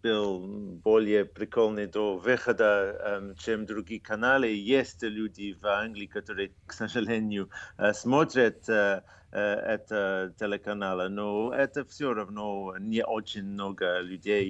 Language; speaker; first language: Russian; non-native, fluent; English